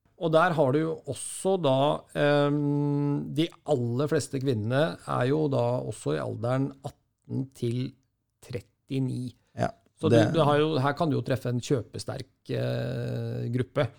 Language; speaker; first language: Norwegian; native; Norwegian